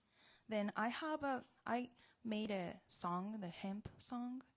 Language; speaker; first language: English; non-native, learner; Japanese